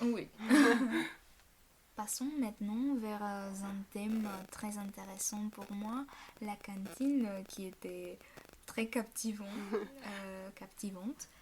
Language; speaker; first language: French; non-native, fluent; Bulgarian